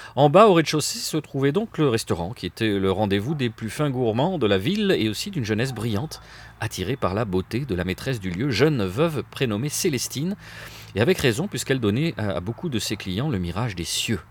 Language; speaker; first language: French; native; French